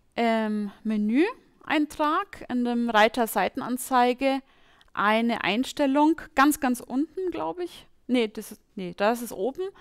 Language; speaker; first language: German; native; German